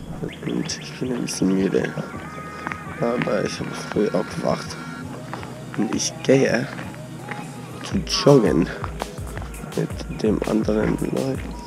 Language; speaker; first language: German; non-native, learner; English